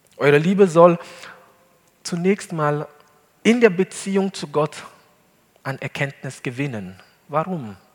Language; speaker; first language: German; non-native, fluent; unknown